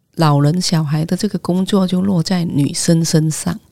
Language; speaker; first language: Chinese; non-native, fluent; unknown